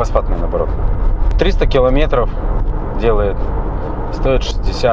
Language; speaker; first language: Russian; native; Russian